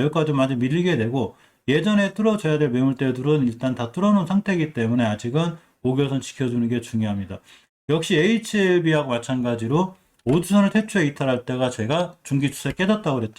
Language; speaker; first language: Korean; native; Korean